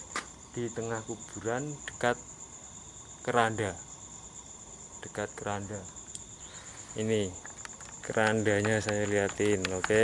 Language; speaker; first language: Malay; non-native, local second language; Javanese